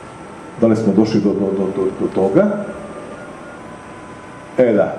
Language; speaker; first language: Serbian; native; Serbian